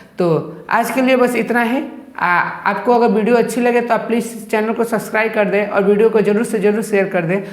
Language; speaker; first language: Hindi; native; Hindi